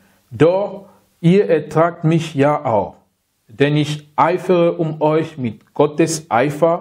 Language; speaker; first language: German; non-native, learner; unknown